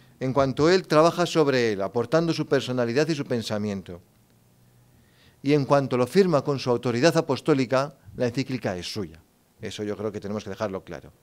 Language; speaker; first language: Spanish; native; Spanish